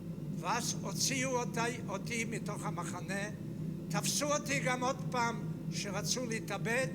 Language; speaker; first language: Hebrew; non-native, fluent; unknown